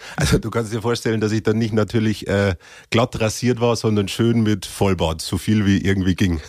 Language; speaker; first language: German; native; German